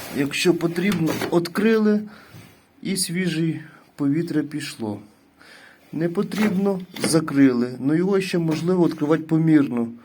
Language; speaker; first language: Ukrainian; native; Ukrainian